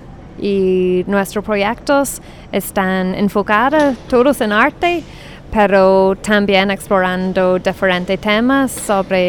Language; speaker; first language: Spanish; non-native, fluent; English